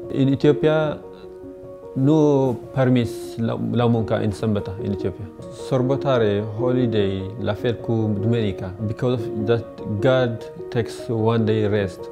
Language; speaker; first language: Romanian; non-native, learner; Tigrinya